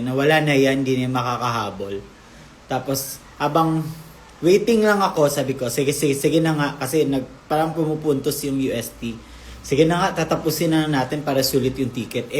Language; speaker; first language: Filipino; native; Filipino